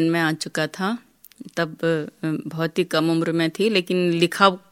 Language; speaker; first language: Hindi; non-native, local second language; Rajasthani